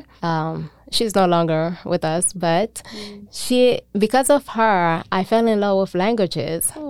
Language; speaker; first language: English; non-native, fluent; Mandingo